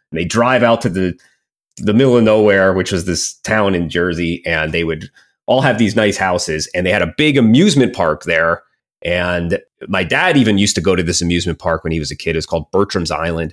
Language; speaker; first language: English; native; English